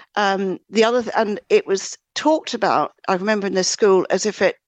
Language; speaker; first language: English; native; English